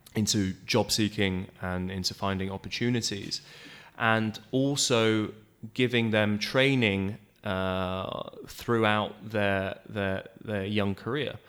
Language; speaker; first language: English; native; English